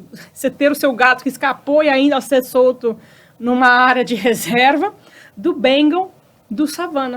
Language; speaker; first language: Portuguese; native; Portuguese